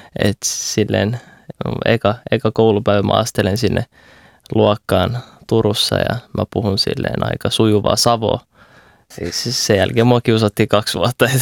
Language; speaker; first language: Finnish; early bilingual, other home language; Arabic